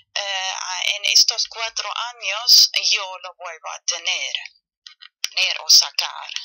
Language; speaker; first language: Spanish; non-native, fluent; German